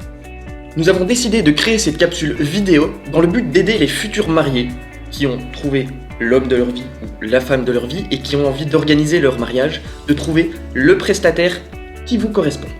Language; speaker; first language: French; native; French